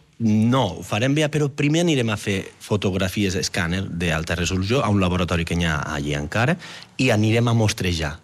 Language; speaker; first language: Catalan; native; Catalan